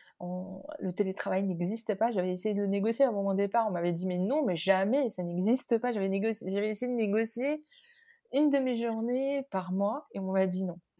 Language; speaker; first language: French; non-native, local second language; Arabic